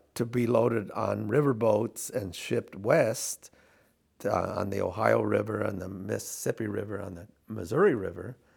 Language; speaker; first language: English; native; English